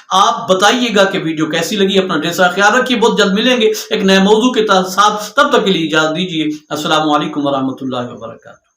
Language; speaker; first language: Urdu; non-native, local second language; Punjabi